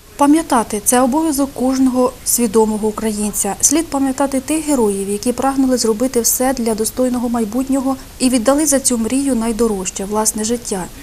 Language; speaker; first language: Ukrainian; native; Ukrainian